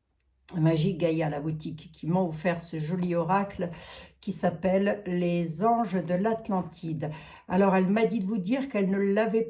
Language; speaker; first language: French; native; French